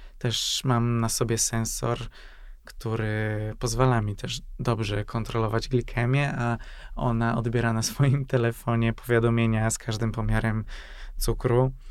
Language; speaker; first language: Polish; non-native, fluent; Hungarian